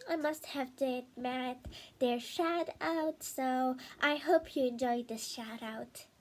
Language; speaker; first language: English; non-native, learner; Mongolian